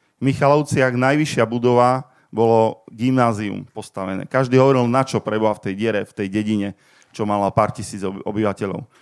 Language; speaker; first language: Slovak; native; Slovak